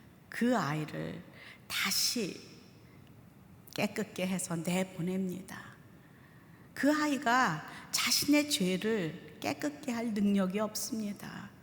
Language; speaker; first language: Korean; native; Korean